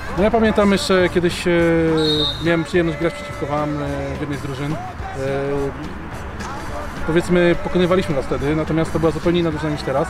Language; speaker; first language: Polish; native; Polish